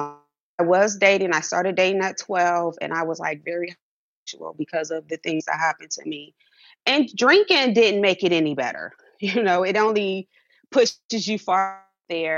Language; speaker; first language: English; native; English